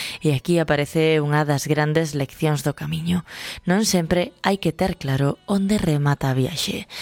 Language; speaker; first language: Galician; native; Galician